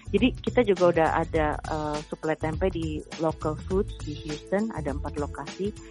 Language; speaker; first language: Indonesian; native; Indonesian